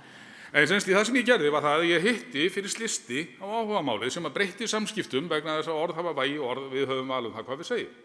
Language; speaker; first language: Icelandic; native; Icelandic